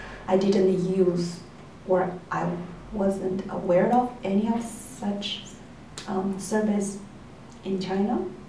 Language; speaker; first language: English; non-native, fluent; Chinese